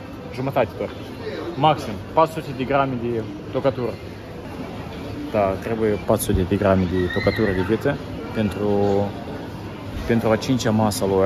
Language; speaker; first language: Romanian; native; Romanian